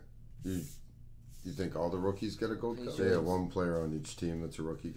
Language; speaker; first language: English; native; English